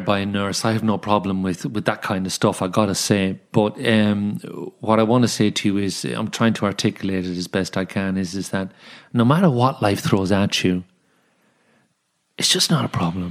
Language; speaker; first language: English; native; English